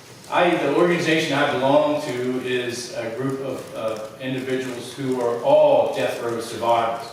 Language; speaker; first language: English; native; English